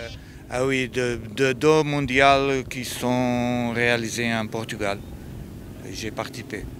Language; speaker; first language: French; non-native, learner; Portuguese